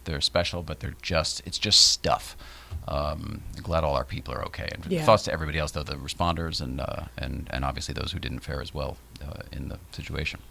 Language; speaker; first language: English; native; English